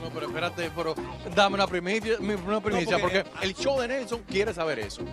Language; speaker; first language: Spanish; native; Spanish